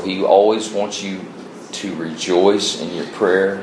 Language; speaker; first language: English; native; English